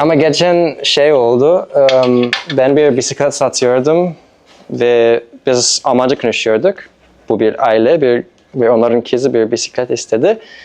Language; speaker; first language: Turkish; non-native, fluent; English